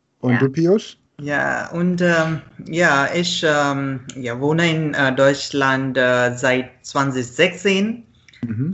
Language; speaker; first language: German; non-native, learner; Marathi